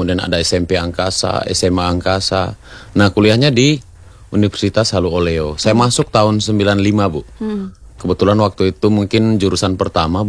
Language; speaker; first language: Indonesian; native; Indonesian